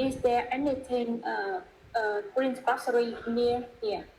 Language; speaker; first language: English; non-native, learner; Vietnamese